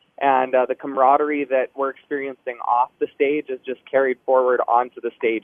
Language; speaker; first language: English; native; English